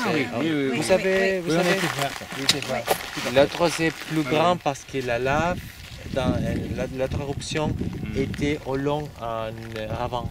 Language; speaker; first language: French; non-native, learner; Spanish